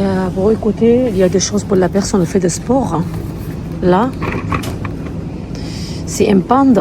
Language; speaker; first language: French; non-native, learner; Arabic